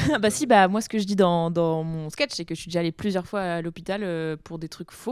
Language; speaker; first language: French; native; French